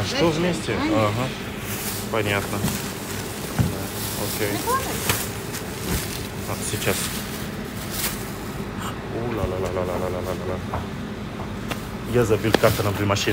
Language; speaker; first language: Russian; non-native, learner; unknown